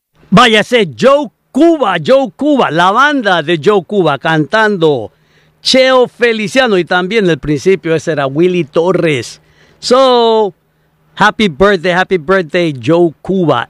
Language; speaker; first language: Spanish; native; Spanish